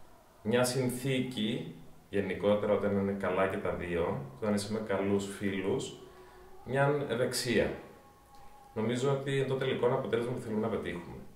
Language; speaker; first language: Greek; native; Greek